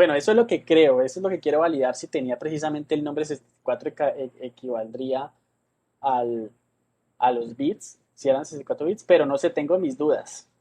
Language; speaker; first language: Spanish; native; Spanish